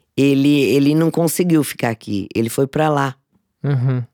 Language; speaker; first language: Portuguese; native; Portuguese